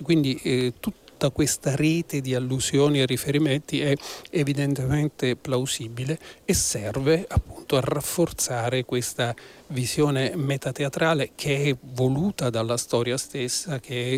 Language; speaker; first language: Italian; native; Italian